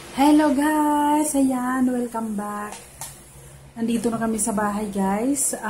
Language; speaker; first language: Filipino; non-native, local second language; Cebuano